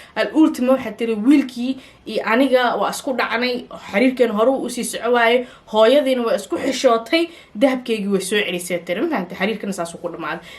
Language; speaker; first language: Somali; early bilingual, heritage; Somali